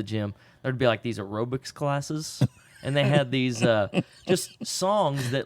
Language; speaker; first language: English; native; English